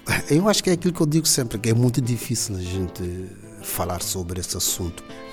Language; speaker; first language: Portuguese; non-native, local second language; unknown